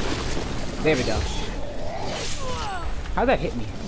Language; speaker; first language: English; native; English